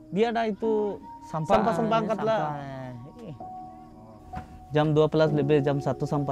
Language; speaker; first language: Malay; non-native, learner; Rohingya